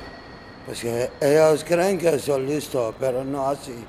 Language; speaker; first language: Spanish; non-native, learner; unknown